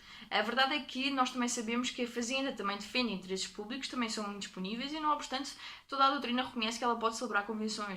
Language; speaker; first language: Portuguese; native; Portuguese